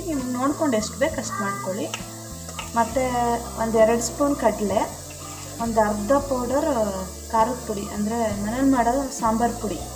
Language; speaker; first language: Kannada; native; Kannada